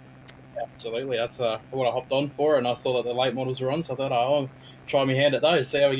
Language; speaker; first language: English; native; English